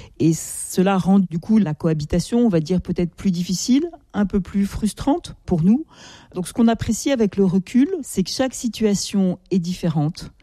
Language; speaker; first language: French; native; French